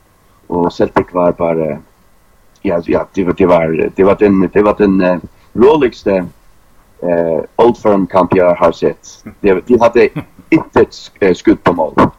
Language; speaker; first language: Danish; non-native, local second language; Faroese